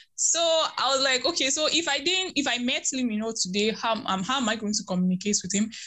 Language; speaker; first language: English; non-native, local second language; Igbo